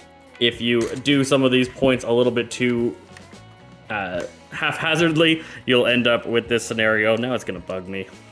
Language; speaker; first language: English; native; English